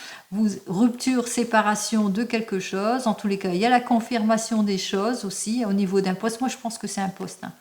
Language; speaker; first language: French; native; French